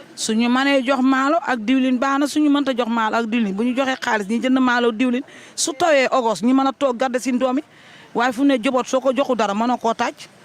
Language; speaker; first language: Wolof; native; Wolof